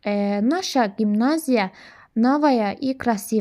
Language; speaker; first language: Russian; non-native, learner; Turkish